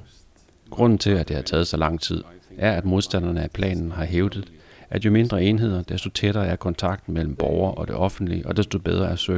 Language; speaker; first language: Danish; native; Danish